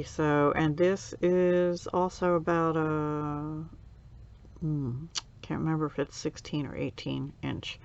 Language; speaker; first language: English; native; English